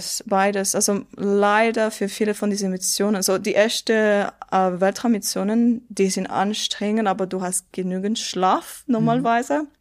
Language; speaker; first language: German; non-native, local second language; French